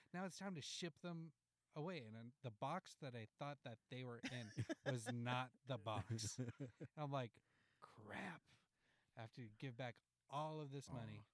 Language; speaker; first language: English; early bilingual, other home language; Spanish